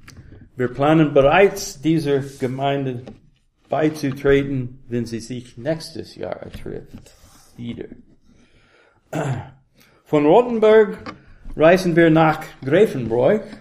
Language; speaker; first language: German; non-native, learner; English